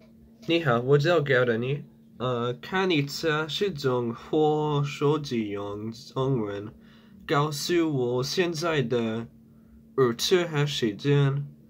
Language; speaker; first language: Chinese; non-native, learner; English